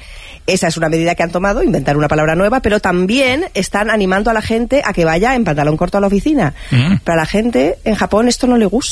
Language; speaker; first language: Spanish; native; Spanish